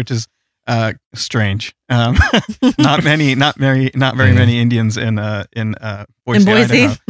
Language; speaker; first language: English; early bilingual, other home language; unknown